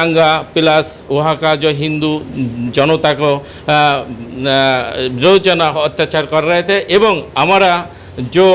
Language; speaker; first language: Hindi; non-native, local second language; Bangla